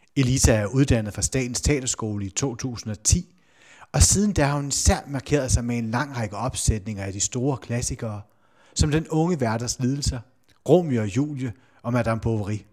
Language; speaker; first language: Danish; native; Danish